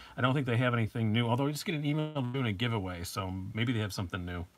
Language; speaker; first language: English; native; English